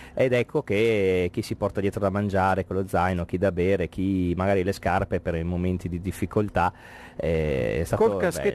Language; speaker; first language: Italian; native; Italian